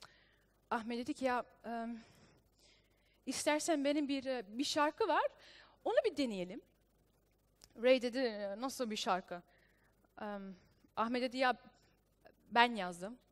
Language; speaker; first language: Turkish; early bilingual, heritage; Turkish